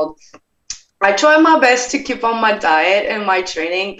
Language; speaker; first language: English; non-native, fluent; French